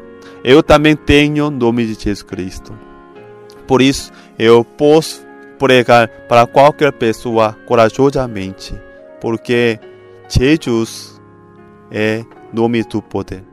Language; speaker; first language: Portuguese; non-native, fluent; Korean